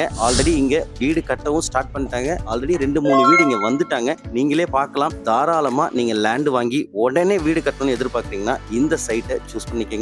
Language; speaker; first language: Tamil; native; Tamil